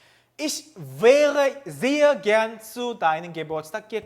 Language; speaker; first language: German; non-native, fluent; Korean